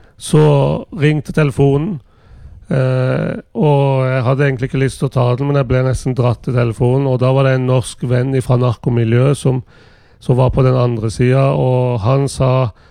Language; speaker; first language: Norwegian; early bilingual, other home language; Persian